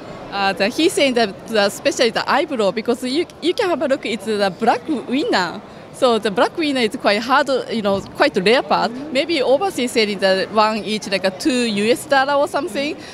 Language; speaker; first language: English; non-native, learner; Japanese